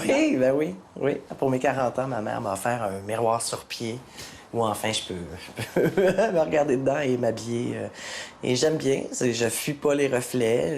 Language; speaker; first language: French; native; French